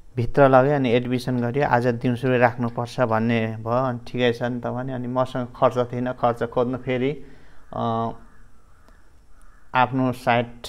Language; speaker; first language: Nepali; non-native, local second language; Limbu